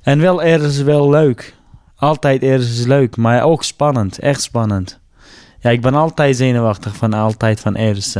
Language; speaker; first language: Dutch; non-native, learner; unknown